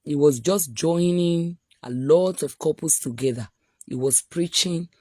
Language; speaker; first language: English; non-native, local second language; Yoruba